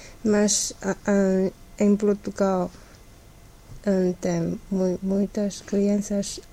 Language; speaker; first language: Portuguese; non-native, learner; Chinese